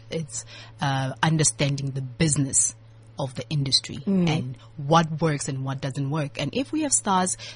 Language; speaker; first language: English; non-native, local second language; Southern Sotho